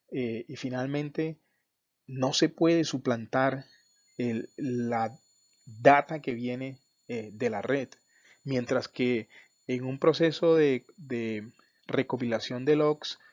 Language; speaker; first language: Spanish; native; Spanish